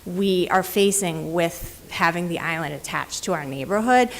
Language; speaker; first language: English; native; English